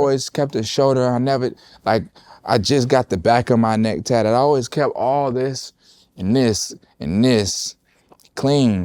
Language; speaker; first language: English; native; English